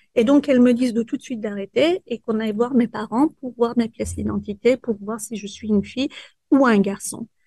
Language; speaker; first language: French; early bilingual, other home language; Persian